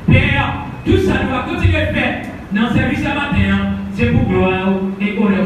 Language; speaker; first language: French; non-native, local second language; Haitian Creole